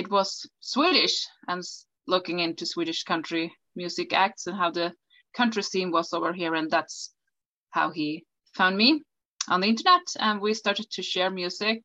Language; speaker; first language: English; non-native, fluent; Swedish